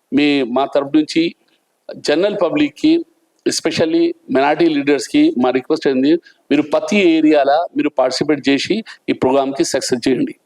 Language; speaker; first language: Telugu; non-native, local second language; Urdu